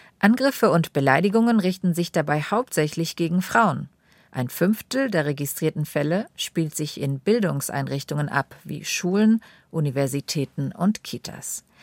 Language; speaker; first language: German; native; German